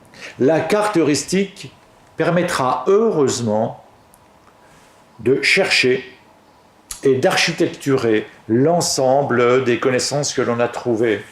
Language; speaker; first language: French; native; French